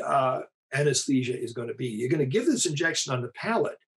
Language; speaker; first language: English; native; English